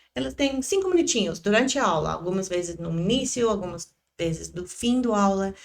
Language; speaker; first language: Portuguese; non-native, learner; English